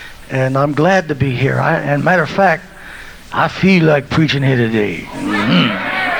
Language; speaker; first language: English; native; English